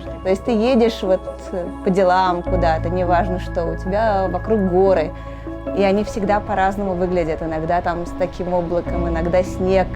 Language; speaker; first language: Russian; native; Russian